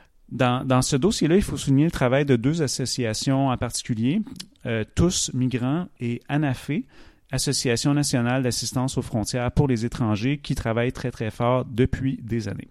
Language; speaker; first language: French; native; French